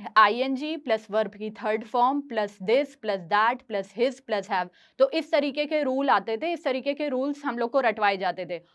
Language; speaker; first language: Hindi; native; Hindi